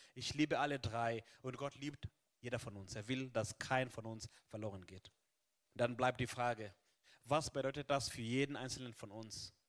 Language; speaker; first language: German; non-native, fluent; Swahili